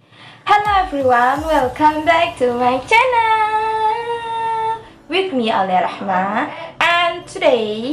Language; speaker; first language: English; non-native, learner; Indonesian